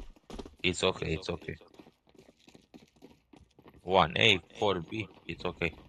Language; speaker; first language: English; non-native, learner; Romanian